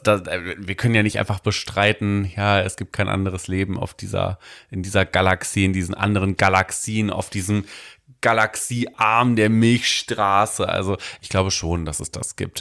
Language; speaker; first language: German; native; German